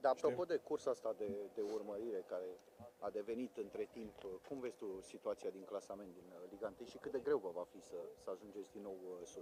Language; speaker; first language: Romanian; native; Romanian